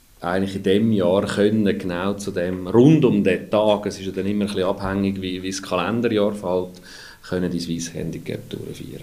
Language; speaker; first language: German; native; German